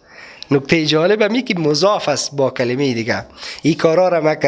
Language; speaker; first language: Persian; native; Persian